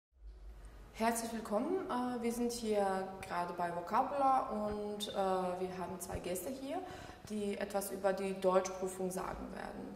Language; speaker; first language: German; non-native, fluent; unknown